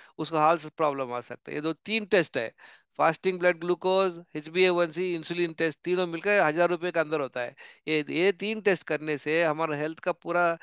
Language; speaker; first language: Hindi; non-native, local second language; Telugu